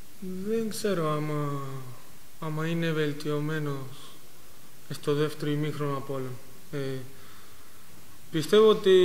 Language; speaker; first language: Greek; non-native, fluent; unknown